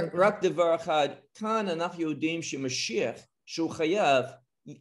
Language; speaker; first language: Hebrew; non-native, fluent; English